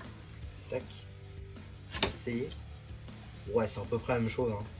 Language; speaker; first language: French; native; French